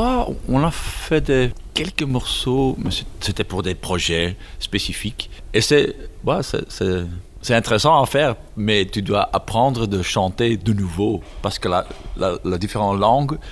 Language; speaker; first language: French; non-native, learner; Dutch